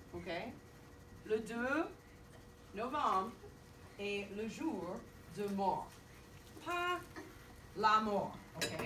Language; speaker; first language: French; non-native, fluent; English